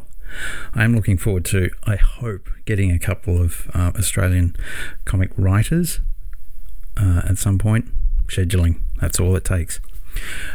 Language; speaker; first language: English; native; English